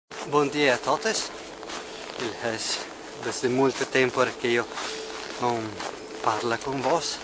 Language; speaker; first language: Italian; non-native, learner; Russian